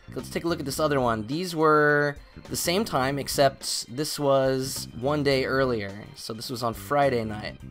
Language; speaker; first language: English; native; English